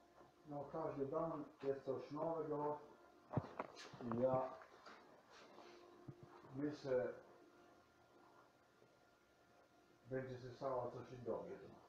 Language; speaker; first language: Polish; non-native, learner; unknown